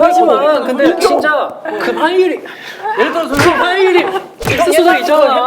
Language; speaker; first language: Korean; non-native, fluent; Chinese